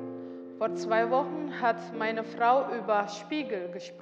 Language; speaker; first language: German; non-native, learner; Indonesian